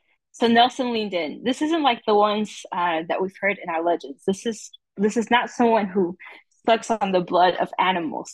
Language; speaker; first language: English; early bilingual, other home language; Spanish